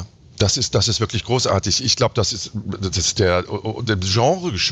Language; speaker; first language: German; native; German